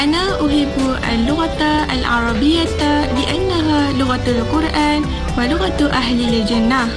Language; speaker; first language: Arabic; non-native, learner; Malay